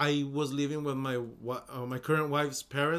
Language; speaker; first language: English; early bilingual, other home language; Spanish